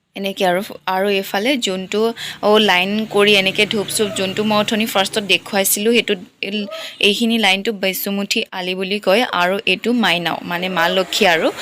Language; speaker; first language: Assamese; non-native, local second language; Bodo